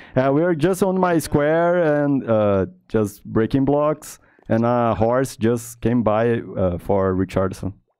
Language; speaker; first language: English; non-native, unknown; Portuguese